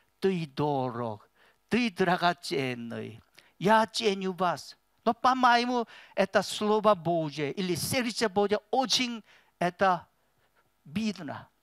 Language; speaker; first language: Russian; non-native, learner; Korean